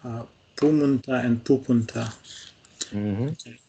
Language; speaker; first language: Filipino; non-native, learner; Russian